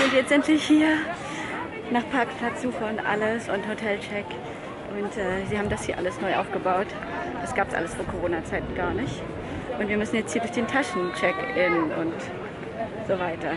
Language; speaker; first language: German; native; German